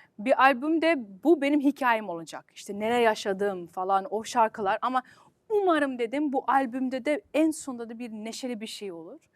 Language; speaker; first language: Turkish; early bilingual, heritage; Turkish